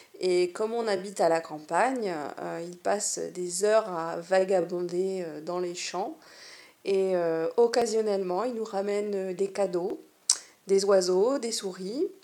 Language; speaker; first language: French; native; French